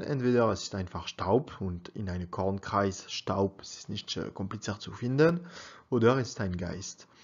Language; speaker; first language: German; non-native, learner; French